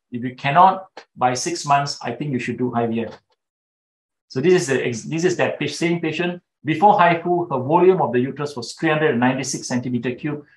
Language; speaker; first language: English; non-native, local second language; Tamil